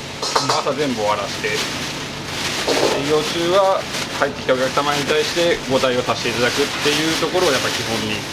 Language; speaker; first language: Japanese; native; Japanese